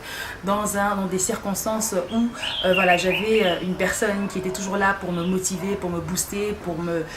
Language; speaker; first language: French; native; French